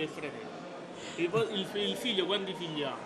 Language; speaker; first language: Italian; native; Italian